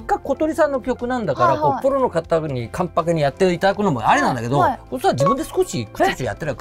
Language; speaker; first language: Japanese; native; Japanese